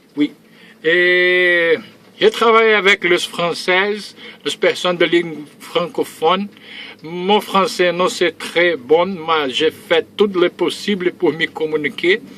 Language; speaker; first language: French; early bilingual, heritage; Portuguese